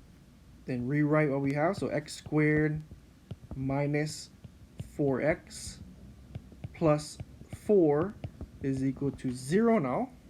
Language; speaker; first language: English; native; English